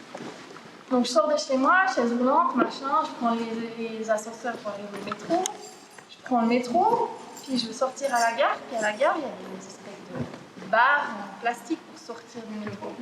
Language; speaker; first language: French; native; French